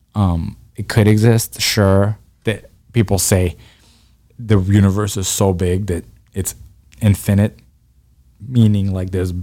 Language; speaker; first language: English; early bilingual, other home language; Persian